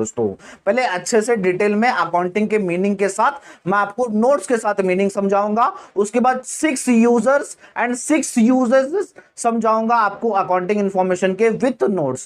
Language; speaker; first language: Hindi; native; Hindi